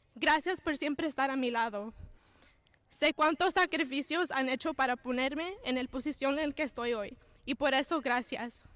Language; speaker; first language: Spanish; early bilingual, heritage; Spanish